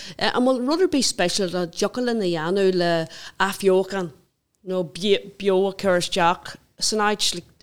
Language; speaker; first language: Irish; non-native, local second language; English